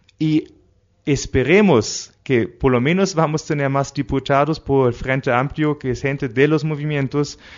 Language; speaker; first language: Spanish; non-native, fluent; German